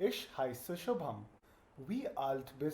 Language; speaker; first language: German; non-native, fluent; Hindi